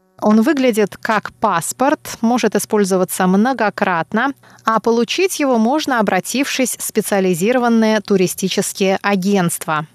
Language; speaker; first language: Russian; non-native, fluent; Chinese